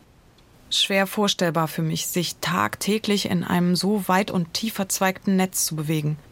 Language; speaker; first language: German; native; German